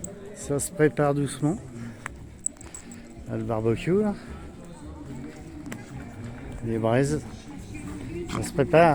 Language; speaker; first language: French; native; French